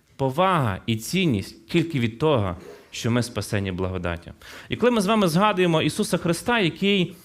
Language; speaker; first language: Ukrainian; non-native, local second language; Russian